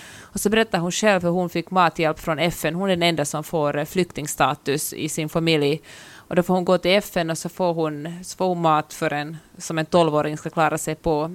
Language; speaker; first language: Swedish; native; Swedish